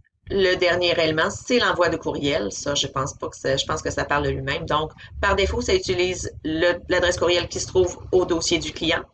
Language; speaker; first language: French; native; French